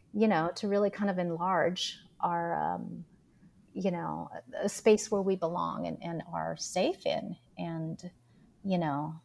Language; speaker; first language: English; early bilingual, other home language; Filipino